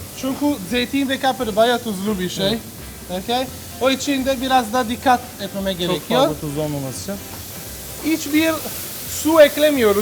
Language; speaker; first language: Turkish; non-native, learner; Italian